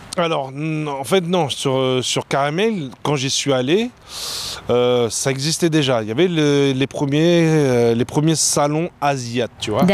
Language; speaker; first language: French; native; French